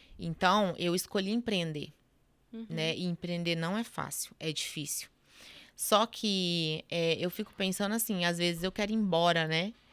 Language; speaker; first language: Portuguese; native; Portuguese